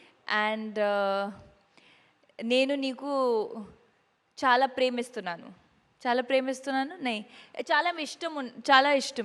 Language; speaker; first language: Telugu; non-native, learner; Punjabi